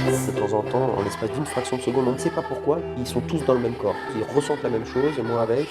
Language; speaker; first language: French; native; French